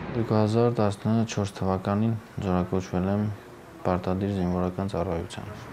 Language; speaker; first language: Armenian; native; Armenian